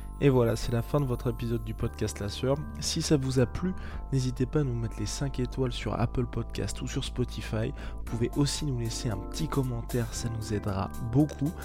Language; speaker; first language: French; native; French